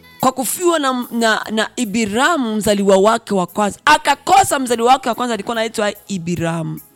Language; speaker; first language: Swahili; non-native, local second language; Rundi